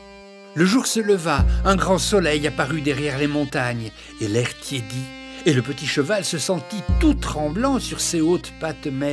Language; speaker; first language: French; native; French